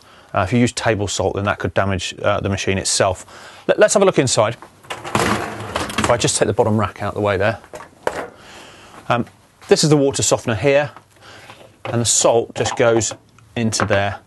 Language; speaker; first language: English; native; English